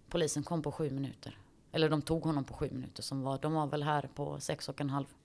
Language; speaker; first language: Swedish; early bilingual, other home language; Bosnian